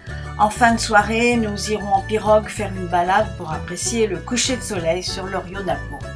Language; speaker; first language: French; native; French